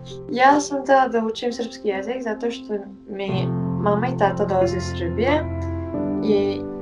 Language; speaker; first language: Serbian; early bilingual, heritage; Serbian